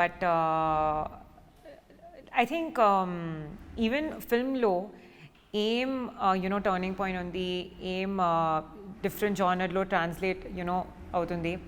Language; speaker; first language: Telugu; non-native, learner; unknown